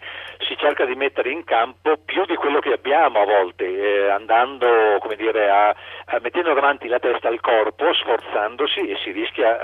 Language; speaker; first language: Italian; native; Italian